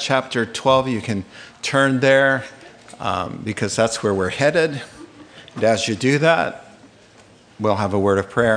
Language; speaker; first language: English; native; English